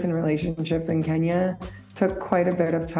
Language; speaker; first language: English; native; English